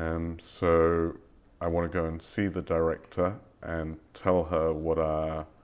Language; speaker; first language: English; native; English